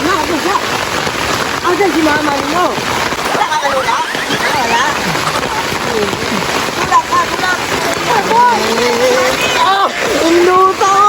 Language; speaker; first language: Filipino; non-native, local second language; Cebuano